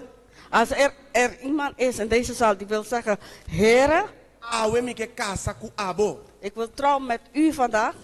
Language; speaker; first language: Dutch; non-native, local second language; Papiamento